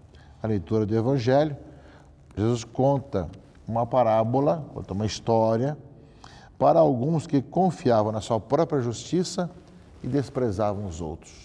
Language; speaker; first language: Portuguese; native; Portuguese